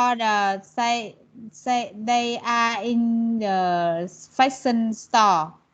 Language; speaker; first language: English; non-native, learner; Vietnamese